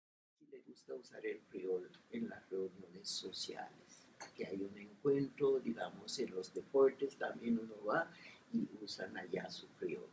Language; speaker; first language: Spanish; non-native, local second language; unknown